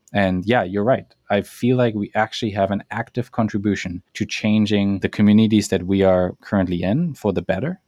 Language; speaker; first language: English; non-native, fluent; German